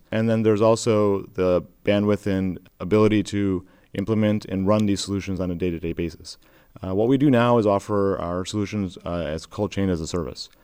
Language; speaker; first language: English; native; English